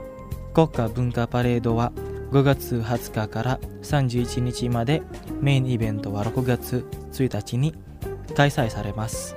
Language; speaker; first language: Japanese; non-native, fluent; Indonesian